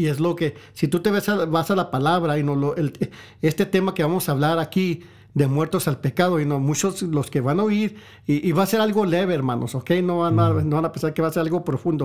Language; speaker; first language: Spanish; early bilingual, heritage; Spanish